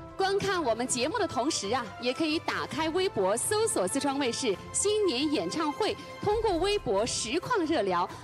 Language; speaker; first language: Chinese; native; Chinese